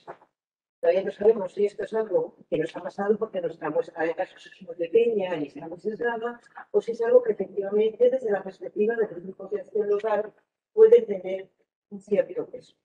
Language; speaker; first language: Spanish; native; Spanish